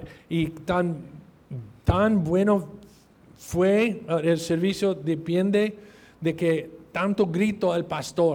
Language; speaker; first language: Spanish; non-native, fluent; English